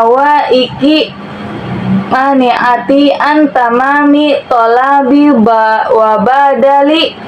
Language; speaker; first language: Arabic; non-native, learner; Indonesian